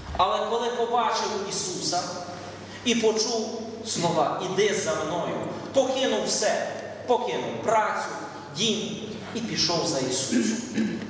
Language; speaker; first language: Ukrainian; native; Ukrainian